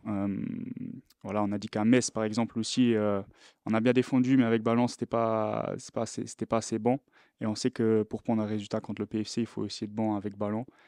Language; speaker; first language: French; non-native, local second language; Luxembourgish